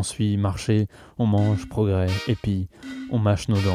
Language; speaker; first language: French; native; French